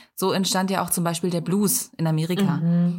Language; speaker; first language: German; native; German